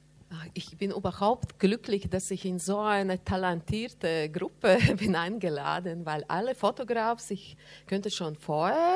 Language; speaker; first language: German; non-native, learner; Latvian